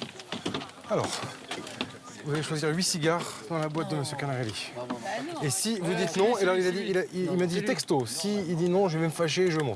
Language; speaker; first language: French; native; French